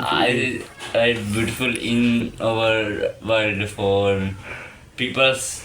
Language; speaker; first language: English; non-native, learner; Urdu